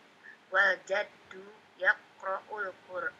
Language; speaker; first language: Arabic; non-native, learner; Indonesian